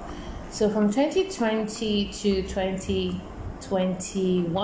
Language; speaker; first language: English; non-native, local second language; Yoruba